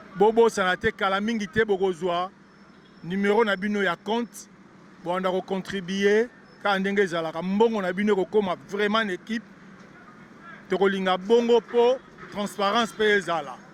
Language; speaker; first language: Lingala; native; Lingala